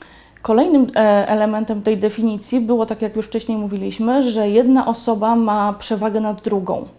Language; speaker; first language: Polish; native; Polish